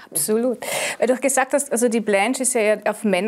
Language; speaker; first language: German; native; German